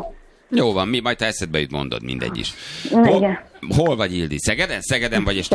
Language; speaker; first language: Hungarian; native; Hungarian